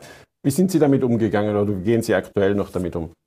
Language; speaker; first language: German; native; German